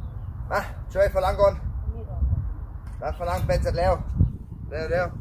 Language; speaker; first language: Thai; non-native, learner; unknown